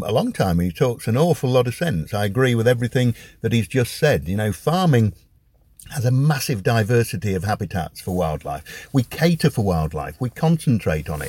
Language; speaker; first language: English; native; English